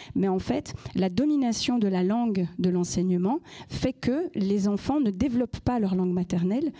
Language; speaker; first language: French; native; French